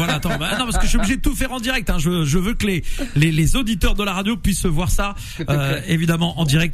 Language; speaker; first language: French; native; French